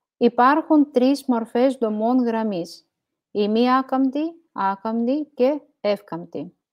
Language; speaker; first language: Greek; non-native, fluent; Russian